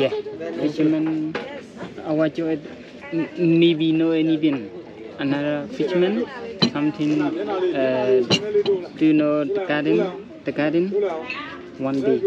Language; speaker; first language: English; non-native, learner; Burmese